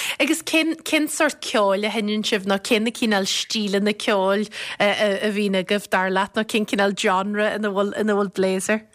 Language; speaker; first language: Irish; native; Irish